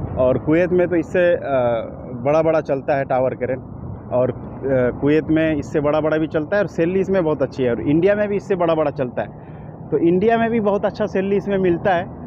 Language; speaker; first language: Hindi; native; Hindi